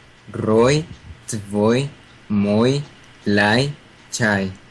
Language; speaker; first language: Russian; non-native, learner; Spanish